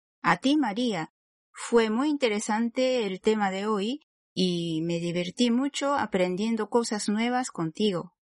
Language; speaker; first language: Spanish; non-native, fluent; Japanese